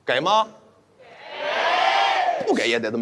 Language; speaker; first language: Chinese; native; Chinese